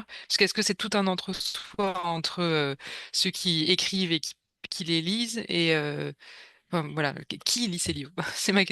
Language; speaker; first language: French; native; French